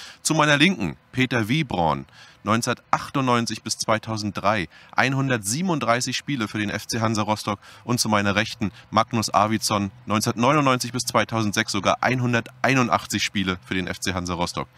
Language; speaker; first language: German; native; German